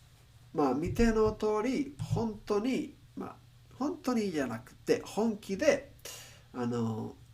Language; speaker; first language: Japanese; non-native, learner; Spanish